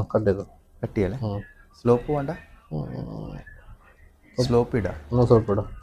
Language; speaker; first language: Malayalam; non-native, local second language; Punjabi